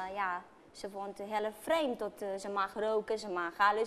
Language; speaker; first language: Dutch; non-native, fluent; Romanian